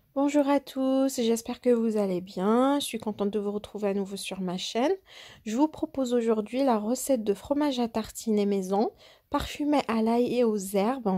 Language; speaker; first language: French; non-native, local second language; Arabic